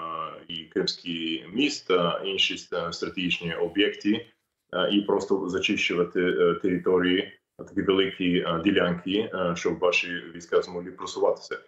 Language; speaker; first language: Ukrainian; non-native, fluent; English